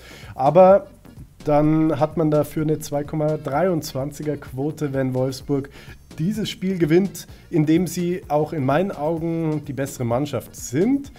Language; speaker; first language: German; native; German